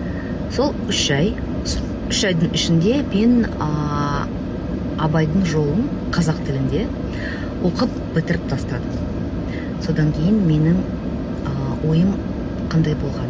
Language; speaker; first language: Kazakh; non-native, local second language; Russian